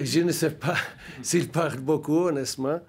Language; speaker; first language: French; non-native, learner; Portuguese